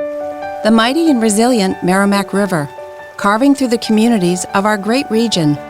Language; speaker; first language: English; native; English